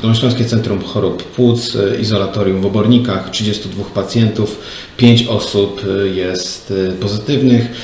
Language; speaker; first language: Polish; native; Polish